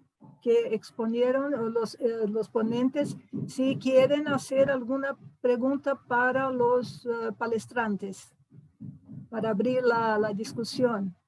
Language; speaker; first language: Spanish; non-native, fluent; Portuguese